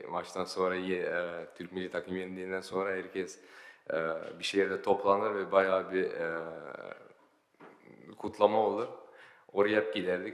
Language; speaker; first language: Turkish; early bilingual, heritage; Turkish